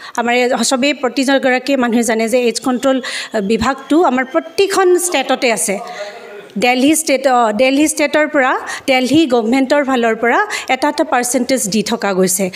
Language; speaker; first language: Assamese; native; Assamese